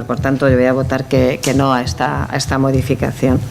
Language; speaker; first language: Spanish; native; Spanish